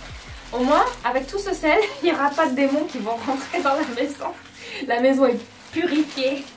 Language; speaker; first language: French; native; French